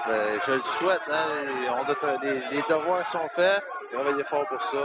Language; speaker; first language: French; native; French